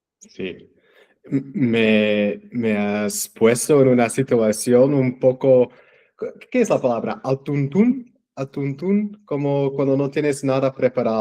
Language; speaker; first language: Spanish; non-native, fluent; English